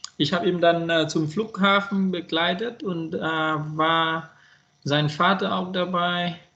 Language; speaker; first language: German; non-native, fluent; Vietnamese